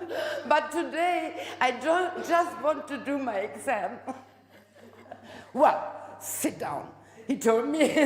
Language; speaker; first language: English; non-native, fluent; German